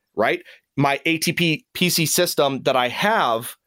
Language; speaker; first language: English; native; English